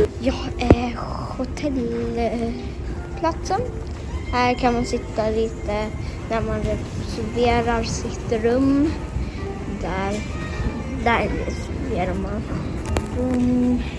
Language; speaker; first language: Swedish; early bilingual, other home language; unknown